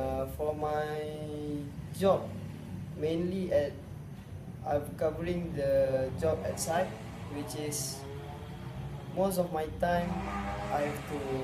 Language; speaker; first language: English; non-native, local second language; Malay